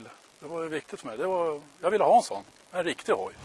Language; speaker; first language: Swedish; native; Swedish